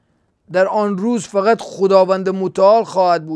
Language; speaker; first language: Persian; native; Persian